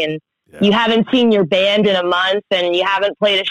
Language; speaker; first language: English; native; English